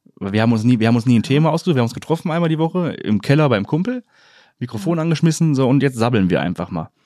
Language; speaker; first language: German; native; German